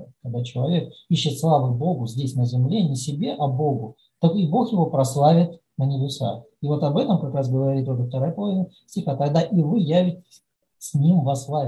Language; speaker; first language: Russian; native; Russian